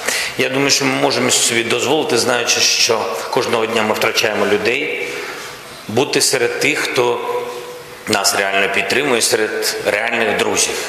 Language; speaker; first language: Ukrainian; non-native, local second language; Russian